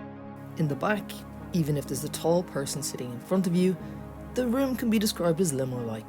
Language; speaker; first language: English; native; English